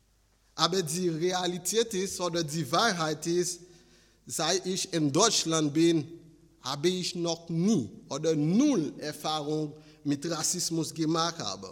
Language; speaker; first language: German; non-native, fluent; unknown